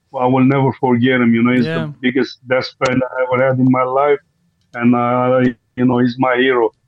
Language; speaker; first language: English; non-native, fluent; Armenian